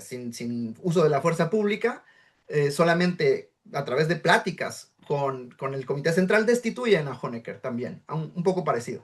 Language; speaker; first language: Spanish; native; Spanish